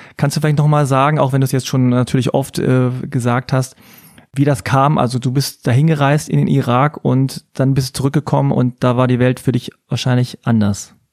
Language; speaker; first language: German; native; German